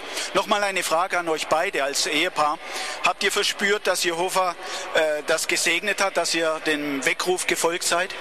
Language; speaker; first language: German; native; German